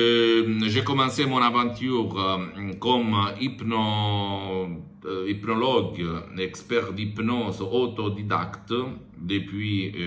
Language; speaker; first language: French; non-native, fluent; Italian